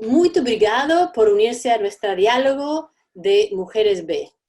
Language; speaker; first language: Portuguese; non-native, learner; Spanish